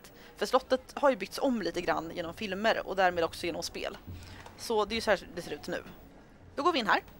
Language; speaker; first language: Swedish; native; Swedish